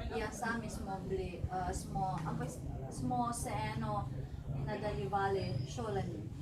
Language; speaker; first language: Slovenian; non-native, fluent; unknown